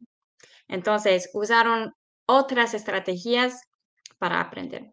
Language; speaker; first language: Spanish; non-native, fluent; English